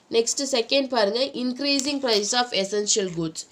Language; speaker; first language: English; non-native, local second language; Tamil